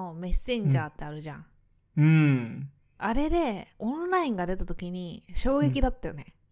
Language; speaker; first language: Japanese; native; Japanese